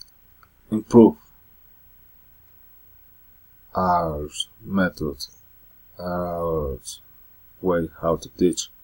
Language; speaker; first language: English; non-native, learner; Spanish